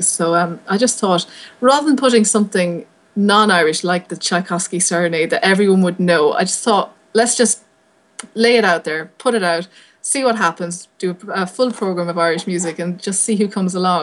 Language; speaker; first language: English; native; English